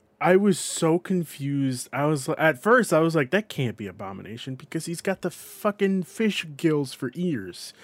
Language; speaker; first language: English; native; English